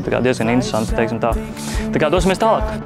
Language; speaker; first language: Latvian; early bilingual, heritage; Latvian